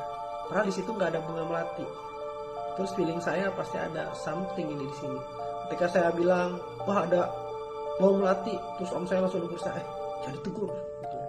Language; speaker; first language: Indonesian; native; Indonesian